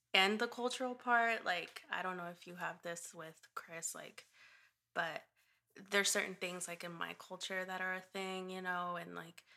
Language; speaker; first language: English; early bilingual, other home language; Spanish